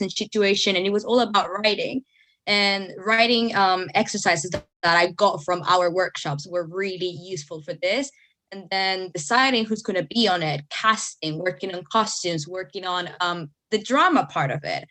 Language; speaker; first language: English; non-native, fluent; Spanish